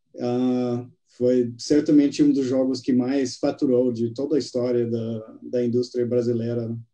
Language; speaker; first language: Portuguese; non-native, fluent; English